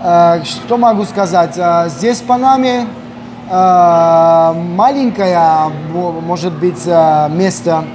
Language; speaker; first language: Russian; non-native, local second language; Armenian